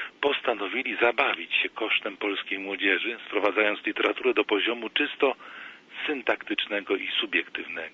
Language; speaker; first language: Polish; native; Polish